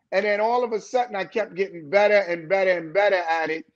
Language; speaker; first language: English; native; English